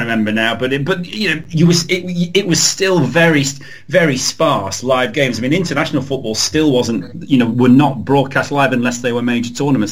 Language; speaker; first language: English; native; English